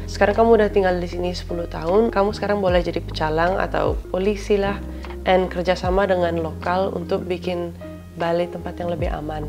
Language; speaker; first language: Indonesian; early bilingual, other home language; Dutch